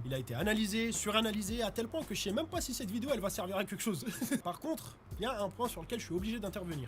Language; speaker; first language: French; native; French